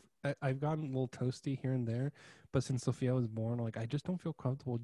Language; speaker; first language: English; native; English